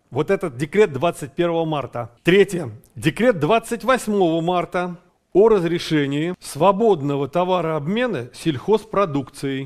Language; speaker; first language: Russian; native; Russian